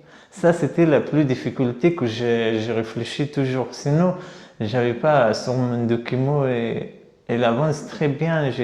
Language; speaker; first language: French; non-native, learner; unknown